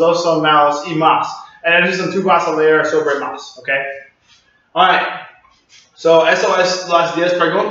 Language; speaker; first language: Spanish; non-native, learner; English